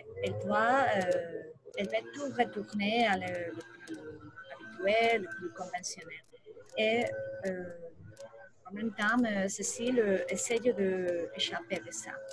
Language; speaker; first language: French; non-native, learner; Spanish